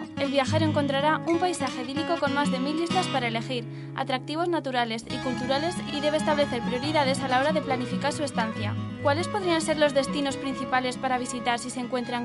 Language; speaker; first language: Spanish; native; Spanish